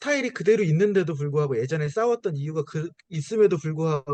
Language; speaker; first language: Korean; native; Korean